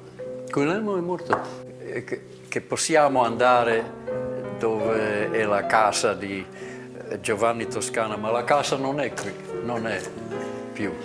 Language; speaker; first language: Italian; non-native, learner; Czech